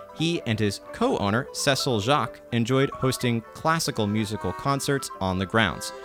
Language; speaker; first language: English; native; English